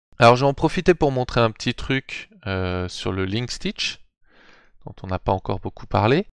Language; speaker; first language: French; native; French